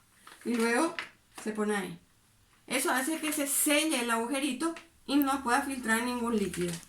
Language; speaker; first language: Spanish; native; Spanish